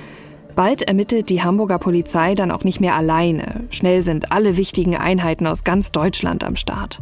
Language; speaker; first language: German; native; German